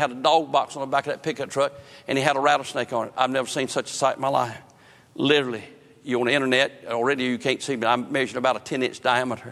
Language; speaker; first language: English; native; English